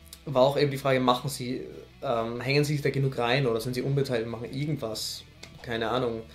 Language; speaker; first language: German; native; German